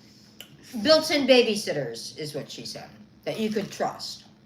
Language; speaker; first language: English; native; English